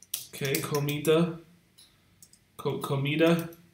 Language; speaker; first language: Spanish; non-native, learner; English